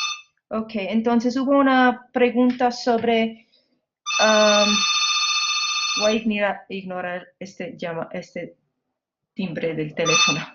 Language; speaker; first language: Spanish; non-native, fluent; English